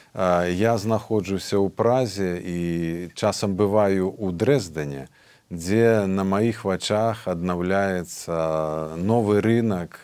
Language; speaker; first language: Belarusian; native; Belarusian